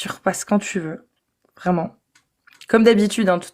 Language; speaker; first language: French; native; French